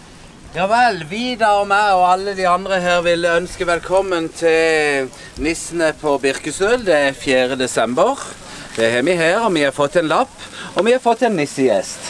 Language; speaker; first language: Norwegian; native; Norwegian